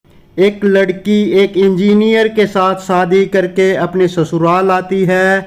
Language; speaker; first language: Hindi; native; Hindi